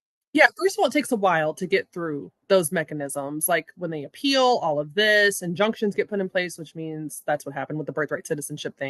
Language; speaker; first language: English; native; English